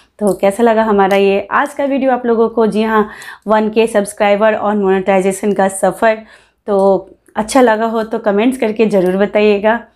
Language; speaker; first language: Hindi; native; Hindi